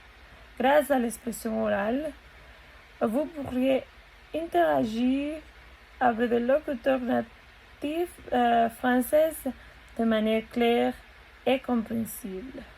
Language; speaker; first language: French; non-native, learner; Spanish